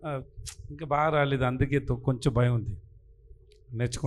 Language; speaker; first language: Telugu; non-native, learner; Tamil